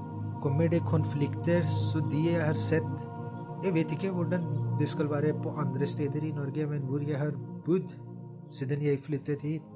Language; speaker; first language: Norwegian; non-native, fluent; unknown